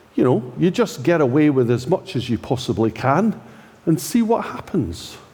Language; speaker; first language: English; native; English